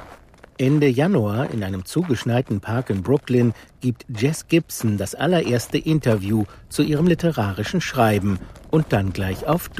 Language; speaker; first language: German; native; German